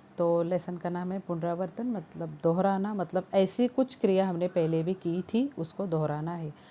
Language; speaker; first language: Hindi; non-native, local second language; Marathi